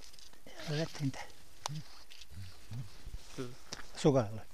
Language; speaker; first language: Swedish; non-native, learner; Bosnian